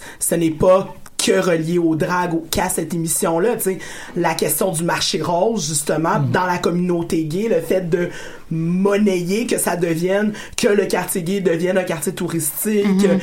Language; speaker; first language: French; native; French